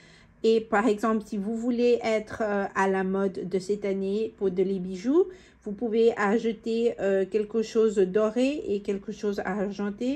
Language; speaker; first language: French; non-native, fluent; Spanish